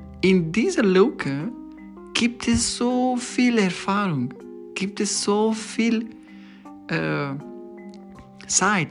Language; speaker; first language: German; non-native, learner; Persian